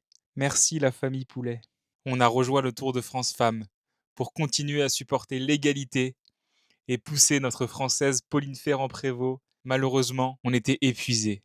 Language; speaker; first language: French; native; French